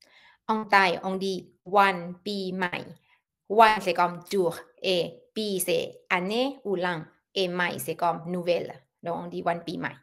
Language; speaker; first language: French; non-native, fluent; Thai